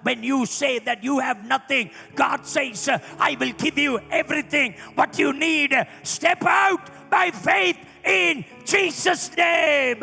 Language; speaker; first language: English; non-native, local second language; Tamil